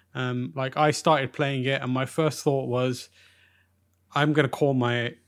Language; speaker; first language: English; early bilingual, other home language; Urdu